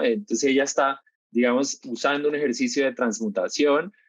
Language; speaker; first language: Spanish; native; Spanish